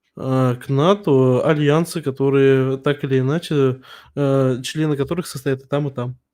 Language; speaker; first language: Russian; native; Russian